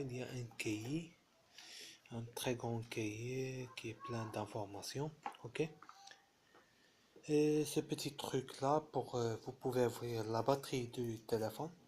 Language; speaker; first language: French; non-native, fluent; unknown